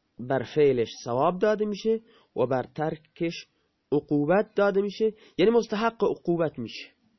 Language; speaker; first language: Persian; non-native, local second language; Baluchi